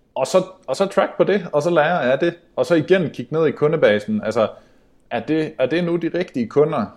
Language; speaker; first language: Danish; native; Danish